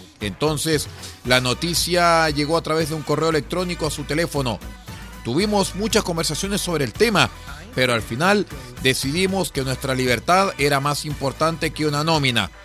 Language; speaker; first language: Spanish; native; Spanish